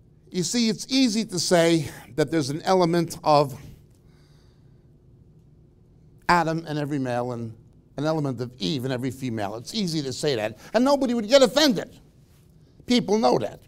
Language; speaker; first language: English; native; English